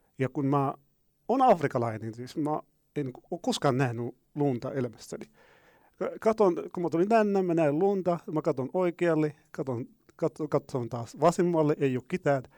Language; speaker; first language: Finnish; non-native, fluent; Arabic